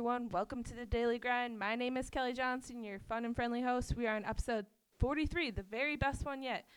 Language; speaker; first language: English; native; English